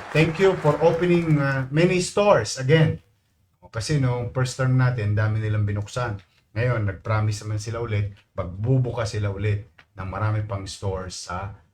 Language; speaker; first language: Filipino; native; Filipino